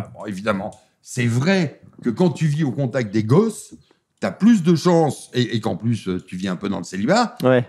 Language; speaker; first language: French; native; French